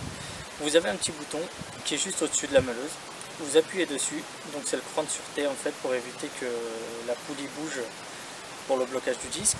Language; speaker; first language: French; native; French